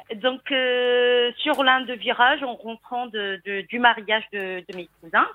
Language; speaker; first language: French; non-native, local second language; Arabic